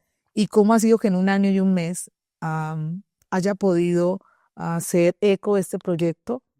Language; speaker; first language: Spanish; native; Spanish